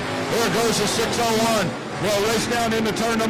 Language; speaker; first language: English; native; English